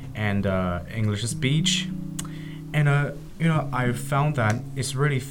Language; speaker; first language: English; non-native, fluent; Chinese